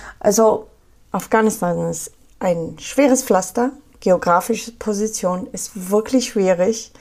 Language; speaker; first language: German; non-native, fluent; Pashto